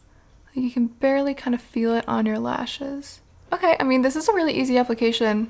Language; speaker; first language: English; native; English